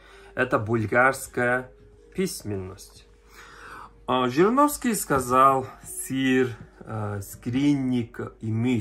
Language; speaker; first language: Russian; non-native, learner; Mongolian